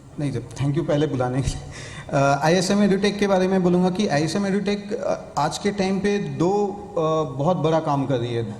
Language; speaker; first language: Hindi; native; Hindi